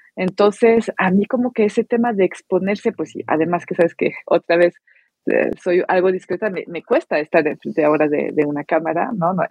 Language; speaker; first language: Spanish; non-native, fluent; French